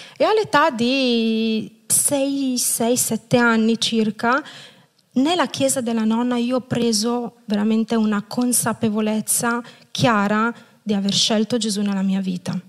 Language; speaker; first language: Italian; non-native, fluent; Romanian